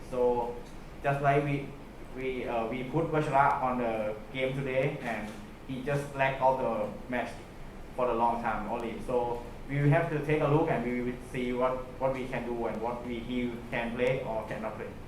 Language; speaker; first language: English; non-native, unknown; Thai